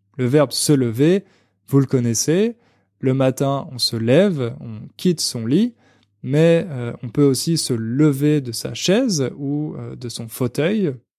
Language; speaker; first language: French; native; French